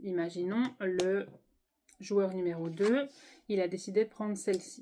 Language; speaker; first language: French; native; French